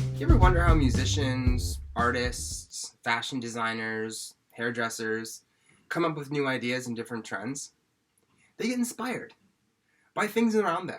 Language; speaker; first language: English; native; English